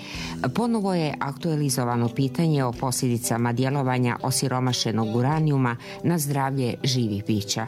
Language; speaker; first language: Serbian; native; Serbian